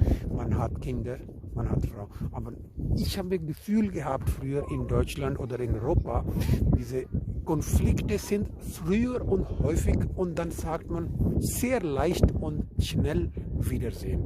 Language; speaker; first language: German; non-native, learner; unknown